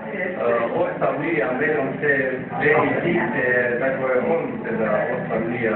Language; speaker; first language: Estonian; non-native, learner; Armenian